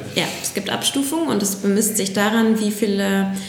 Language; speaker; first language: German; native; German